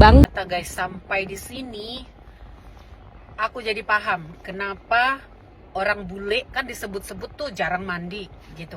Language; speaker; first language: Indonesian; non-native, fluent; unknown